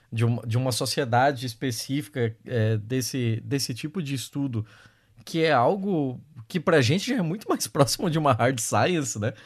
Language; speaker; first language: Portuguese; native; Portuguese